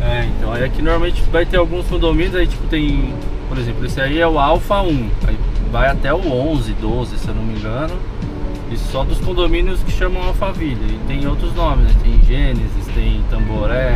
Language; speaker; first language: Portuguese; native; Portuguese